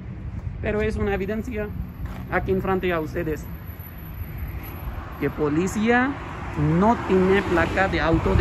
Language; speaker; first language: Spanish; non-native, learner; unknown